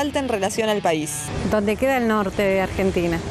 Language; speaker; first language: Spanish; native; Spanish